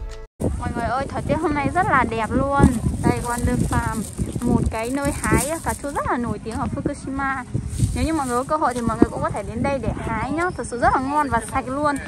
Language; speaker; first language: Vietnamese; native; Vietnamese